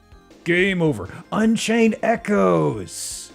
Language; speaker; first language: English; native; English